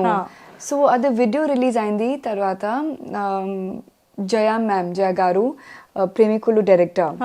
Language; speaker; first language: Telugu; non-native, learner; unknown